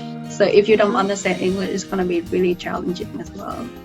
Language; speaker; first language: English; non-native, fluent; Vietnamese